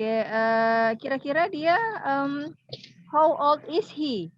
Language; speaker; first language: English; non-native, fluent; Indonesian